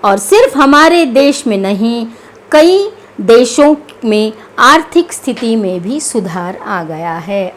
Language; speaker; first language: Hindi; non-native, local second language; Kannada